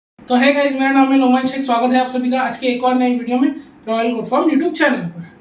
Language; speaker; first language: Hindi; non-native, local second language; Urdu